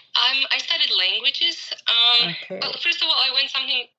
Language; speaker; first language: English; non-native, fluent; Croatian